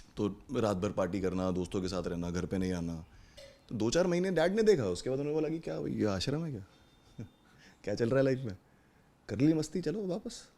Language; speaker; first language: Hindi; native; Hindi